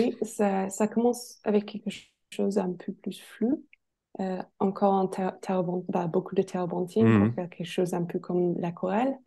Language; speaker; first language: French; non-native, fluent; English